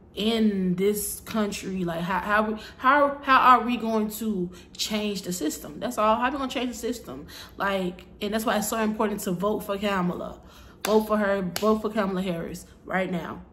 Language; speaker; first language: English; native; English